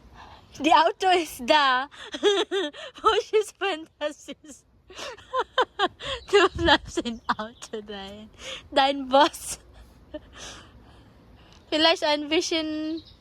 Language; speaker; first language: German; non-native, learner; Filipino